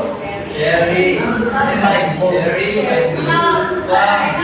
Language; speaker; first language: English; non-native, local second language; Javanese